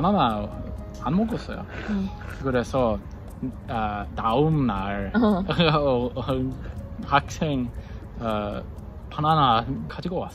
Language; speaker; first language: Korean; non-native, learner; English